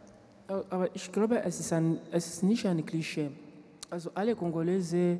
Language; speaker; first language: German; non-native, learner; French